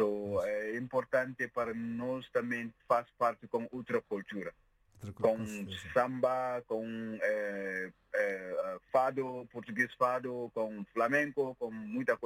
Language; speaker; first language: Portuguese; non-native, learner; Mandingo